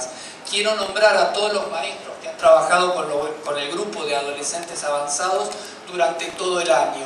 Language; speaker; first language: Spanish; native; Spanish